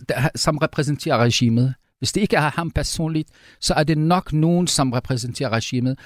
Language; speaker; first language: Danish; non-native, fluent; Arabic